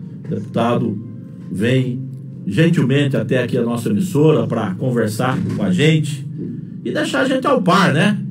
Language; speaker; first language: Portuguese; native; Portuguese